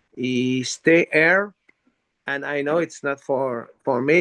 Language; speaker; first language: English; non-native, learner; French